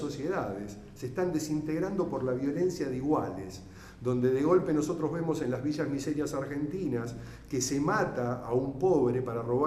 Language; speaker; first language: Spanish; native; Spanish